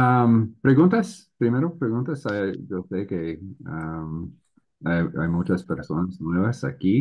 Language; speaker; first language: Spanish; non-native, learner; English